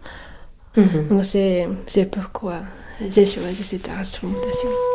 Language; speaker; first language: French; non-native, fluent; Japanese